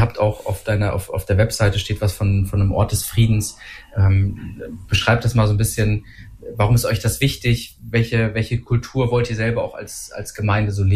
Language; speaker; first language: German; native; German